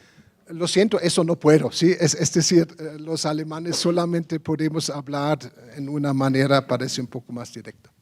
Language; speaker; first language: Spanish; non-native, fluent; German